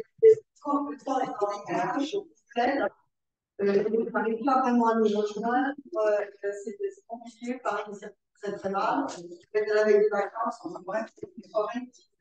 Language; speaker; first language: French; native; French